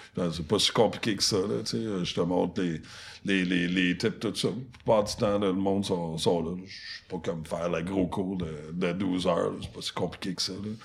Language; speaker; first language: French; non-native, local second language; English